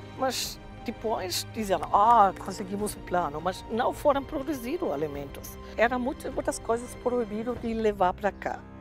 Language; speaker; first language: Portuguese; non-native, fluent; German